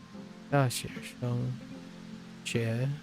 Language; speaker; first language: Chinese; non-native, learner; English